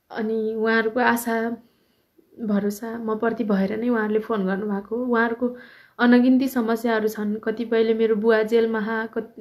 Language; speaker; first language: Nepali; native; Nepali